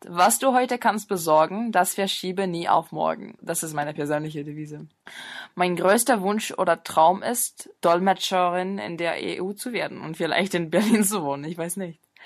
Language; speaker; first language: German; non-native, fluent; English